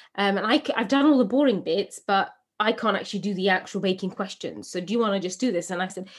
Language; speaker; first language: English; native; English